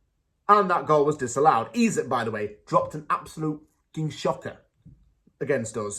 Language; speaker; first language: English; native; English